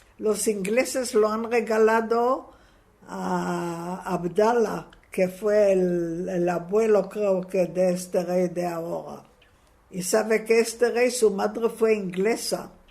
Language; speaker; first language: Spanish; non-native, fluent; Hebrew